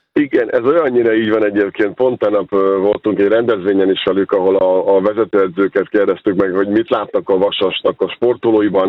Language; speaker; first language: Hungarian; native; Hungarian